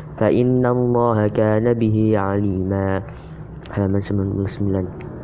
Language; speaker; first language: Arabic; non-native, learner; Indonesian